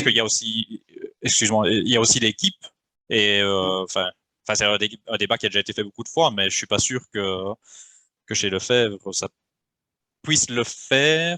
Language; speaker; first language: French; native; French